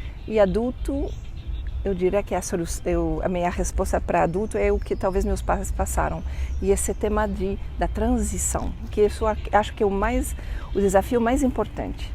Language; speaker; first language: Portuguese; non-native, fluent; French